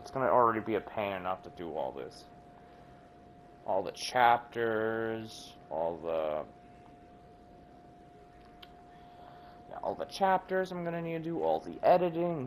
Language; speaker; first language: English; native; English